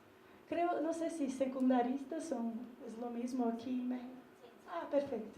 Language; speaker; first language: Spanish; non-native, learner; Portuguese